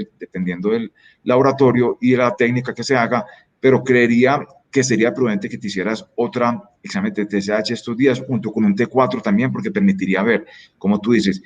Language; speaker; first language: Spanish; native; Spanish